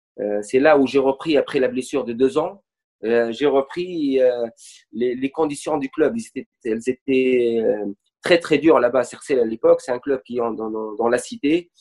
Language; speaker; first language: French; non-native, local second language; Arabic